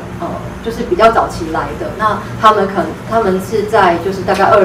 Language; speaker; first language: Chinese; native; Chinese